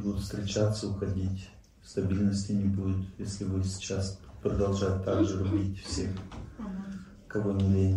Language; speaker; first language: Russian; native; Russian